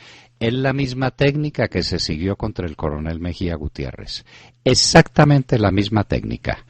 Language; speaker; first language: Spanish; native; Spanish